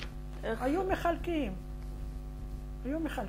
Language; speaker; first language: Hebrew; non-native, fluent; Arabic